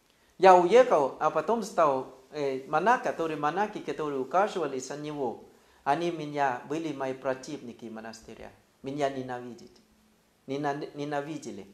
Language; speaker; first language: Russian; non-native, fluent; Thai